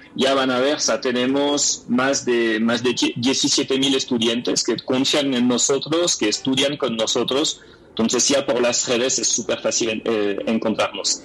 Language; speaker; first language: Spanish; non-native, fluent; French